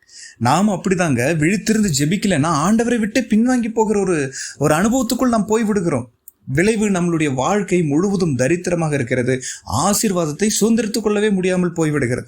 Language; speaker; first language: Tamil; native; Tamil